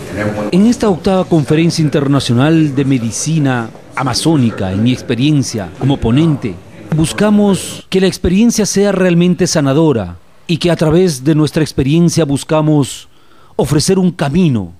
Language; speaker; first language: Spanish; native; Spanish